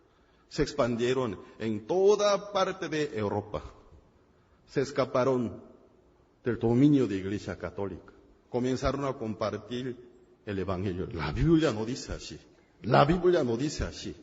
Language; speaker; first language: Spanish; non-native, fluent; Korean